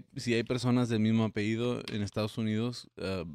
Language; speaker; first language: Spanish; early bilingual, heritage; Spanish